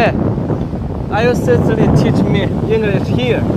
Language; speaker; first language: English; non-native, learner; Chinese